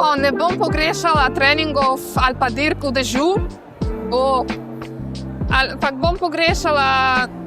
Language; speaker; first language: Slovenian; non-native, fluent; Polish